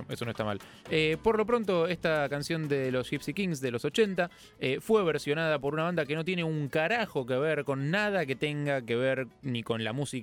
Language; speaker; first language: Spanish; native; Spanish